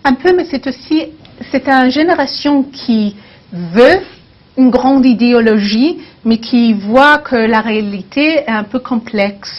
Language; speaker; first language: French; non-native, learner; Hebrew